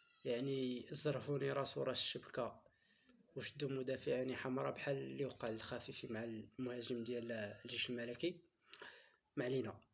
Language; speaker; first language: Arabic; native; Arabic